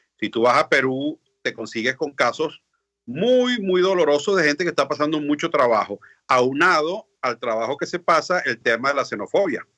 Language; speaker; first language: Spanish; native; Spanish